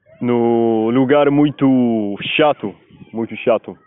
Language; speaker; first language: Portuguese; non-native, learner; Spanish